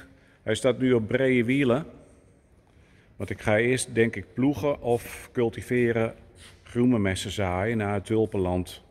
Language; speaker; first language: Dutch; native; Dutch